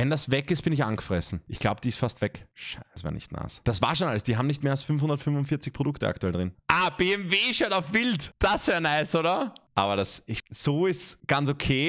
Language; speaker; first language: German; native; German